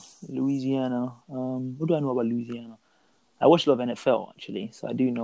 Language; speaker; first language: English; non-native, local second language; Yoruba